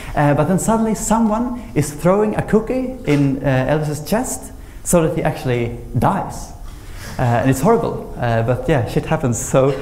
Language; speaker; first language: English; non-native, fluent; Swedish